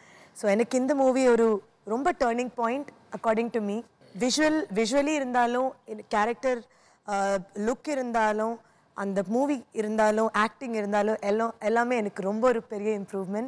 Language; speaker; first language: Tamil; non-native, fluent; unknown